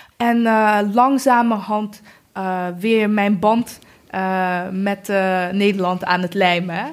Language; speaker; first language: Dutch; early bilingual, other home language; Kinyarwanda